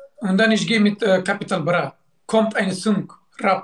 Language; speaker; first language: German; non-native, learner; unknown